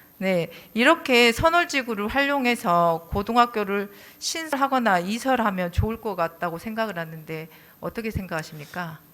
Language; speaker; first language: Korean; native; Korean